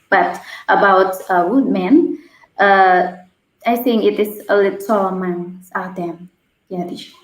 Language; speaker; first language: English; non-native, learner; Khmer